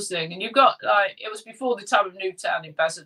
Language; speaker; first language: English; native; English